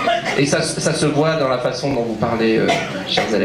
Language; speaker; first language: French; native; French